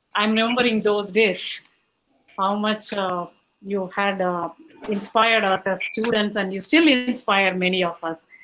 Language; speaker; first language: English; non-native, local second language; Tamil